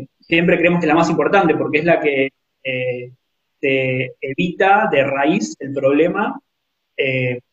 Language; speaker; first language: Spanish; native; Spanish